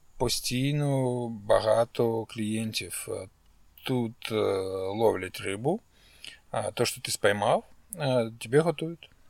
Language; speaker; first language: Ukrainian; non-native, local second language; Russian